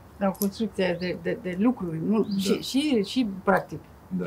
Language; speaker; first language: Romanian; non-native, fluent; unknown